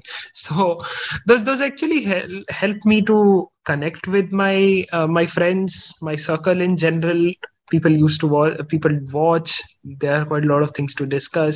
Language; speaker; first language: English; non-native, local second language; Hindi